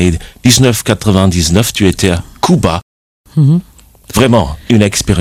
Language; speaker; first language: French; non-native, fluent; German